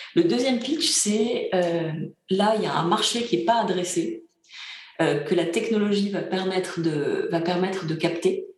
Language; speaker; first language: French; early bilingual, other home language; Bulgarian